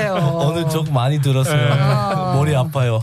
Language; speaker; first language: Korean; non-native, learner; English